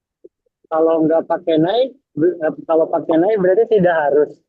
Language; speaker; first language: Indonesian; native; Indonesian